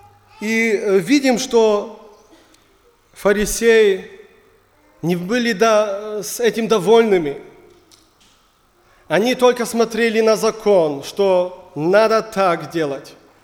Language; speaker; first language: Russian; non-native, learner; German